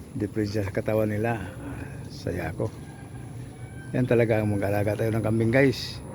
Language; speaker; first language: Filipino; non-native, local second language; Cebuano